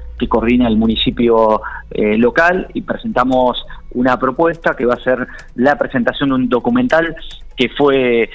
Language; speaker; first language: Spanish; native; Spanish